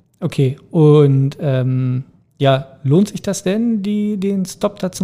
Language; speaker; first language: German; native; German